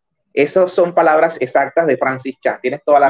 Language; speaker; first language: Spanish; native; Spanish